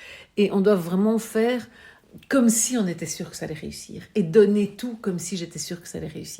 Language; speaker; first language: French; native; French